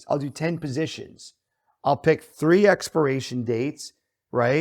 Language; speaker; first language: English; native; English